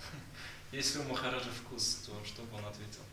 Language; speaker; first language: Russian; native; Russian